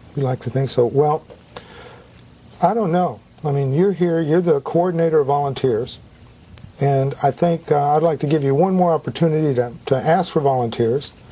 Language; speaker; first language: English; early bilingual, other home language; Spanish